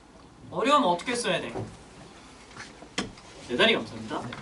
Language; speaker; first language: Korean; native; Korean